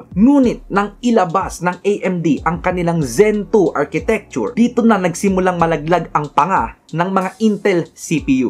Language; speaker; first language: Filipino; native; Filipino